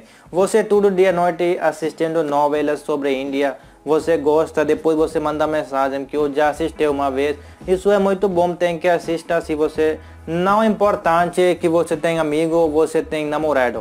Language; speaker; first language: Portuguese; non-native, learner; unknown